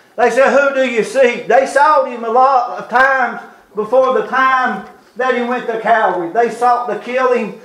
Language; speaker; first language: English; native; English